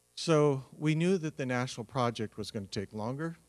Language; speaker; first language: English; native; English